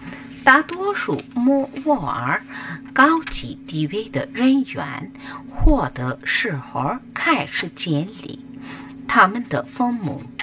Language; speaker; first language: Chinese; non-native, fluent; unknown